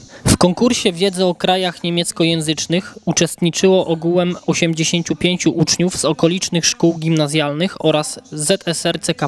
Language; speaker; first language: Polish; native; Polish